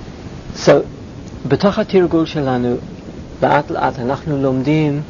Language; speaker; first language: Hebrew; non-native, fluent; English